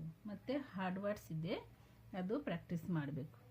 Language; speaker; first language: Kannada; non-native, local second language; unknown